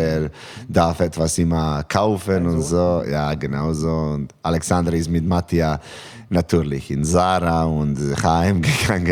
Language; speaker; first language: German; non-native, learner; Serbian